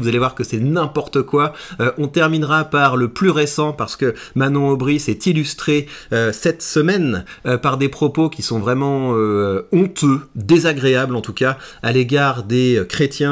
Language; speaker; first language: French; native; French